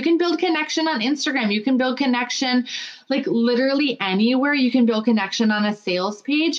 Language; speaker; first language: English; native; English